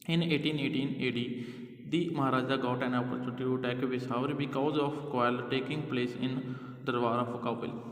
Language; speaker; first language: English; non-native, local second language; Punjabi